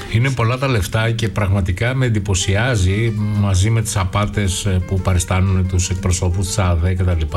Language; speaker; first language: Greek; native; Greek